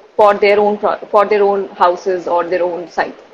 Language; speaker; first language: English; non-native, local second language; Hindi